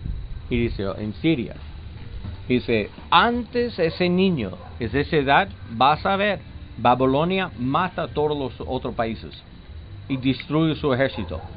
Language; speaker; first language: Spanish; non-native, learner; English